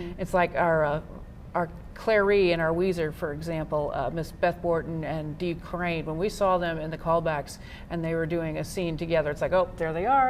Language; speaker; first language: English; native; English